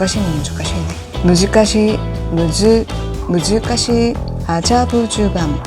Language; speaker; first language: Japanese; non-native, learner; Korean